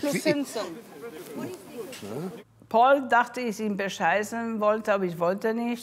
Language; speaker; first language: German; non-native, fluent; English